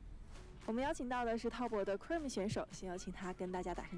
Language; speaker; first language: Chinese; native; Chinese